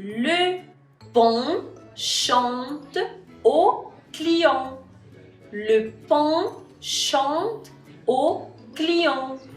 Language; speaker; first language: French; non-native, fluent; Spanish